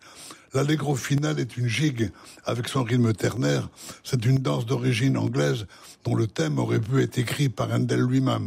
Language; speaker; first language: French; native; French